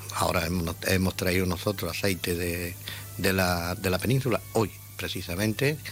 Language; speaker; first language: Spanish; native; Spanish